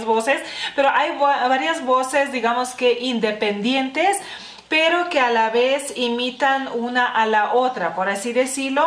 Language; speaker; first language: Spanish; non-native, fluent; Lithuanian